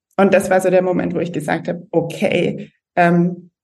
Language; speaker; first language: German; native; German